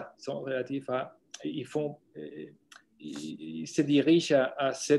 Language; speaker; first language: French; non-native, fluent; Spanish